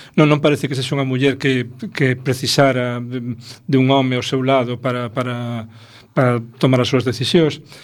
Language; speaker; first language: Galician; non-native, local second language; Spanish